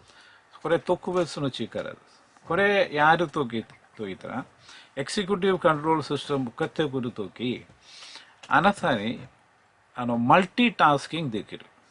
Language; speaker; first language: Japanese; non-native, learner; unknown